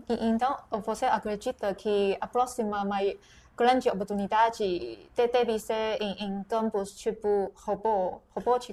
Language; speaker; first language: Portuguese; non-native, fluent; Chinese